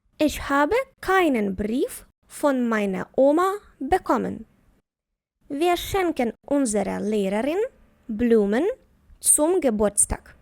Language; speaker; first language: German; non-native, fluent; Ukrainian